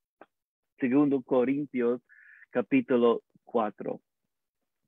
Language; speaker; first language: Spanish; non-native, learner; English